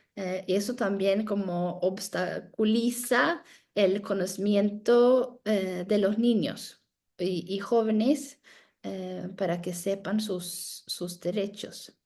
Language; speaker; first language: Spanish; non-native, fluent; Norwegian